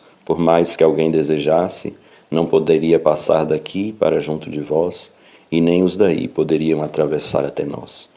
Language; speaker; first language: Portuguese; native; Portuguese